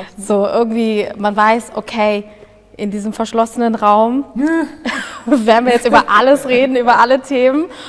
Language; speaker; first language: German; early bilingual, other home language; Tigrinya